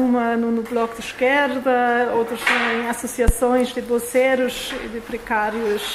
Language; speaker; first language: Portuguese; non-native, fluent; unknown